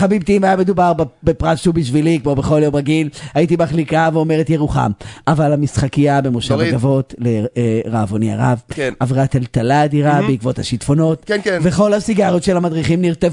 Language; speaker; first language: Hebrew; native; Hebrew